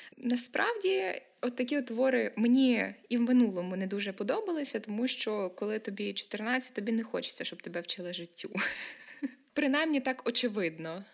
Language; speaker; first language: Ukrainian; native; Ukrainian